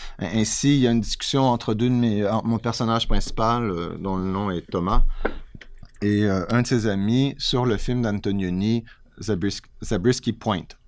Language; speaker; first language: French; native; French